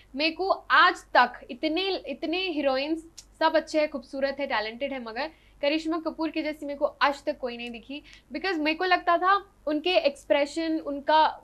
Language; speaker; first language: Hindi; non-native, local second language; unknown